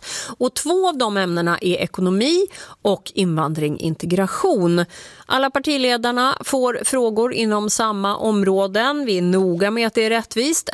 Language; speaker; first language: Swedish; native; Swedish